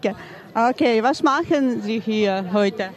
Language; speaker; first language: German; non-native, learner; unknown